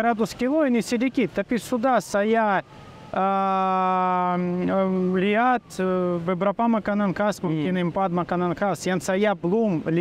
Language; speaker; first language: Indonesian; non-native, learner; Russian